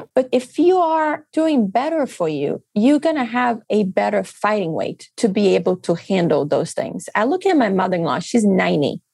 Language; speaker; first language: English; non-native, fluent; Portuguese